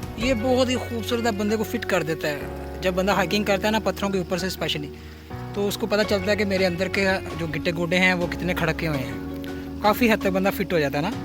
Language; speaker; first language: Urdu; non-native, local second language; Punjabi